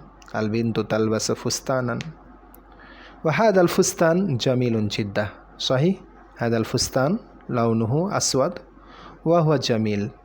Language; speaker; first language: Arabic; non-native, fluent; Bangla